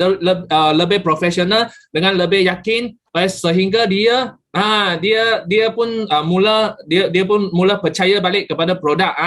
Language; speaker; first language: Malay; native; Malay